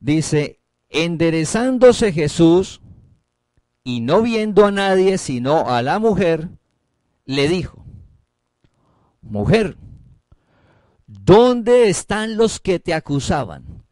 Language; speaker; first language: Spanish; native; Spanish